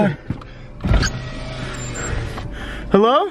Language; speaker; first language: English; native; English